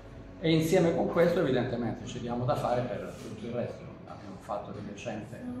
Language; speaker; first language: Italian; native; Italian